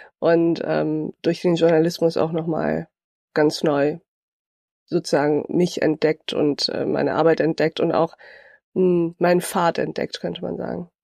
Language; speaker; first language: German; early bilingual, other home language; Turkish